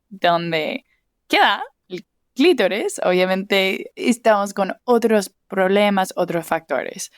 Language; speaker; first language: Spanish; early bilingual, heritage; English